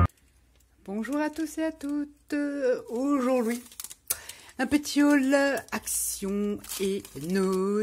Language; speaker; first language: French; native; French